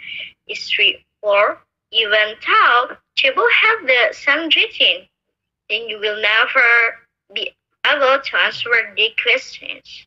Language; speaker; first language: English; non-native, learner; Indonesian